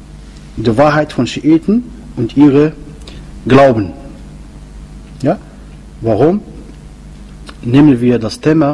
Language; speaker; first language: German; non-native, learner; Arabic